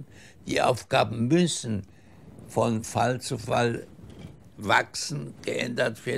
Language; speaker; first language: German; early bilingual, heritage; German